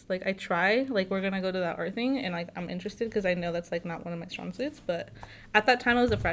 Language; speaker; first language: English; native; English